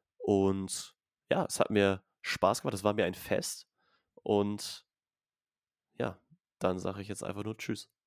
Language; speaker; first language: German; native; German